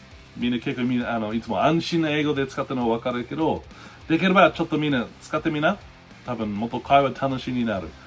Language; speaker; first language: Japanese; non-native, learner; English